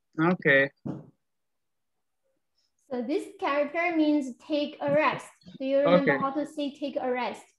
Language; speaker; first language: English; non-native, fluent; Chinese